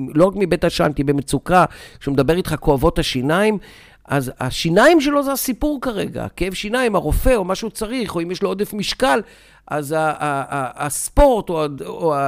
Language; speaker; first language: Hebrew; native; Hebrew